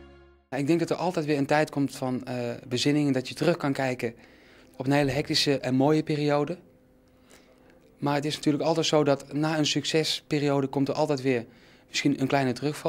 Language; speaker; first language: Dutch; native; Dutch